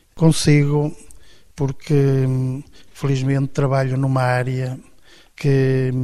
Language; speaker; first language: Portuguese; native; Portuguese